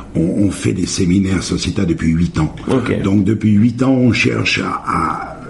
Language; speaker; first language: French; native; French